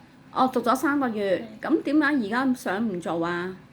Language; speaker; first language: Cantonese; native; Cantonese